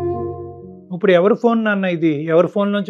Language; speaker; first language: Telugu; native; Telugu